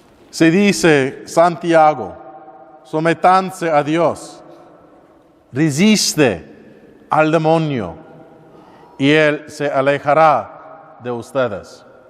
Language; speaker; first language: Spanish; non-native, learner; English